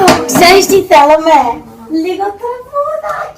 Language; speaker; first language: Greek; early bilingual, heritage; English